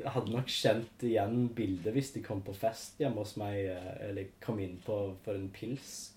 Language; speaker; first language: Norwegian; non-native, fluent; English